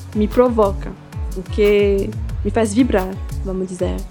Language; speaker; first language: Portuguese; non-native, fluent; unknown